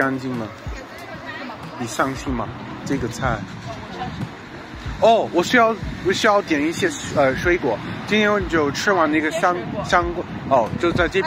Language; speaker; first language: Chinese; non-native, fluent; English